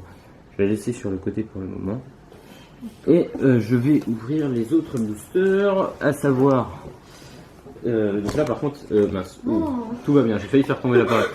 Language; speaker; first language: French; native; French